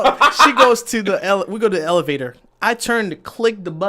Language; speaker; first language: English; native; English